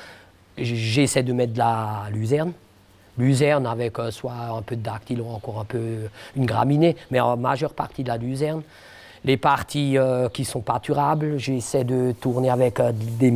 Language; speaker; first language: French; native; French